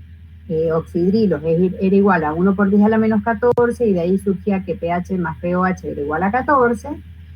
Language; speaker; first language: Spanish; native; Spanish